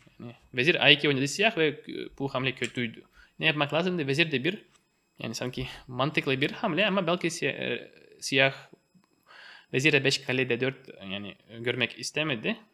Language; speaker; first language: Turkish; non-native, fluent; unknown